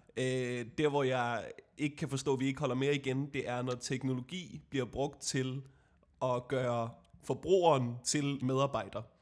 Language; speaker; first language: Danish; native; Danish